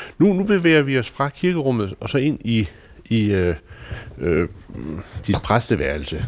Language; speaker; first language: Danish; native; Danish